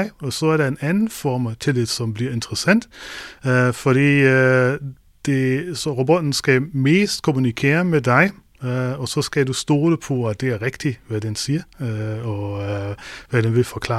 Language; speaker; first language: Danish; non-native, fluent; German